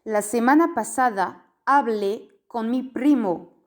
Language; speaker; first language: Spanish; non-native, fluent; French